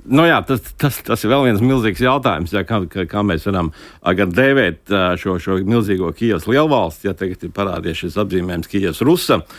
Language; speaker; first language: Latvian; native; Latvian